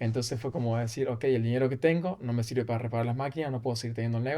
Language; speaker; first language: Spanish; native; Spanish